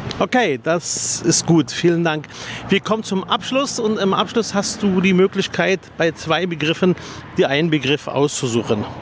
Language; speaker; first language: German; early bilingual, other home language; Arabic